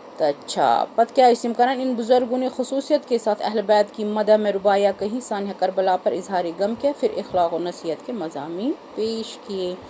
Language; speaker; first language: Urdu; non-native, local second language; Kashmiri